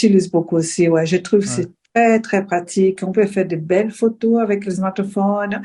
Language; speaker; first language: French; non-native, fluent; Portuguese